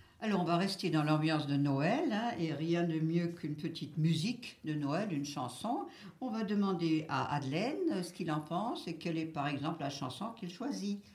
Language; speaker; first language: French; native; French